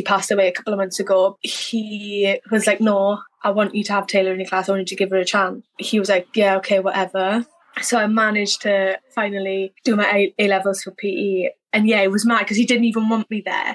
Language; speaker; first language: English; native; English